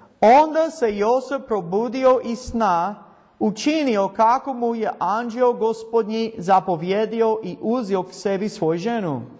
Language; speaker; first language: Croatian; non-native, learner; English